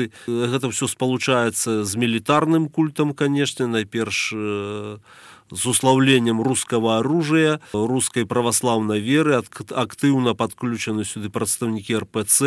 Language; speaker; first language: Belarusian; native; Belarusian